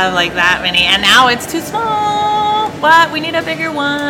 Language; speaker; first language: English; native; English